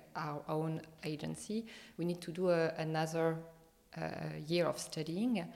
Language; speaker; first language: English; non-native, fluent; French